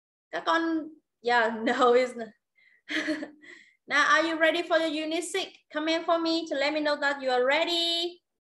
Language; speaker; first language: English; non-native, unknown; Vietnamese